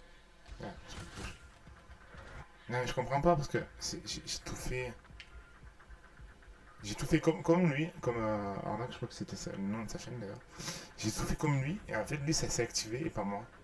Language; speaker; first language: French; native; French